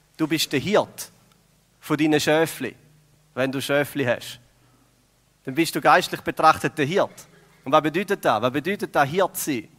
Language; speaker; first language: German; native; German